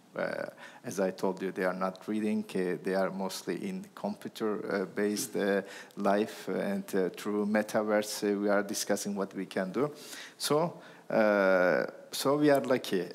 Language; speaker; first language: English; non-native, fluent; Turkish